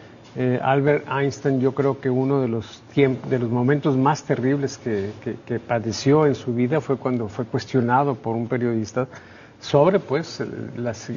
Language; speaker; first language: Spanish; native; Spanish